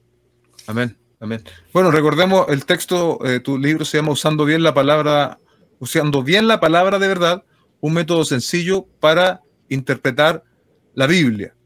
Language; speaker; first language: Spanish; native; Spanish